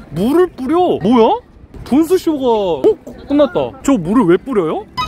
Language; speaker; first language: Korean; native; Korean